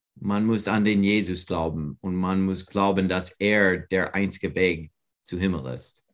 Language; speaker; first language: German; non-native, learner; English